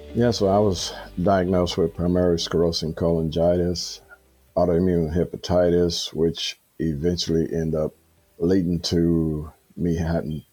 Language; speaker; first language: English; native; English